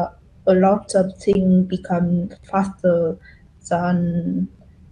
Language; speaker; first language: English; non-native, learner; Vietnamese